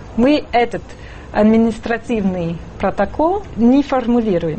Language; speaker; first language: Russian; non-native, fluent; French